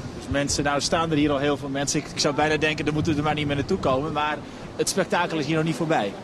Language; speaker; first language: Dutch; native; Dutch